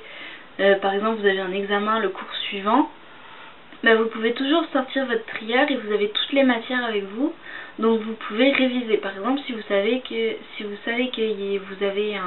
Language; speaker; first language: French; native; French